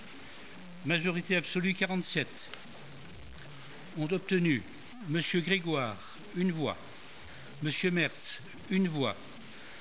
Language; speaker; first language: French; native; French